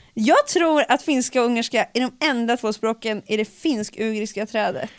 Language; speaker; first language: Swedish; early bilingual, other home language; Finnish